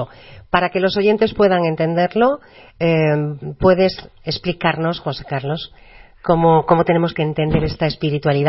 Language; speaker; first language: Spanish; native; Spanish